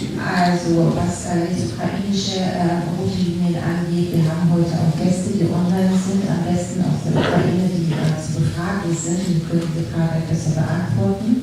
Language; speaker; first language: German; non-native, fluent; Russian